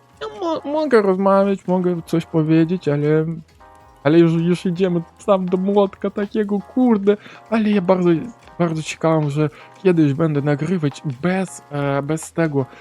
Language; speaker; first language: Polish; non-native, learner; Ukrainian